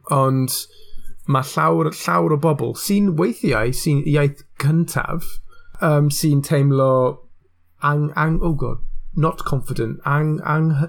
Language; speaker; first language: Welsh; non-native, local second language; English